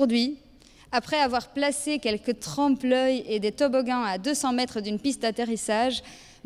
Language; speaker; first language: French; native; French